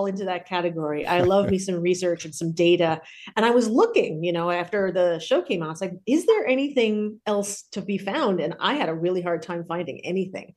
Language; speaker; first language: English; native; English